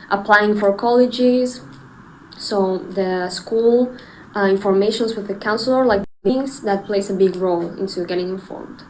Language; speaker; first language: English; non-native, fluent; Spanish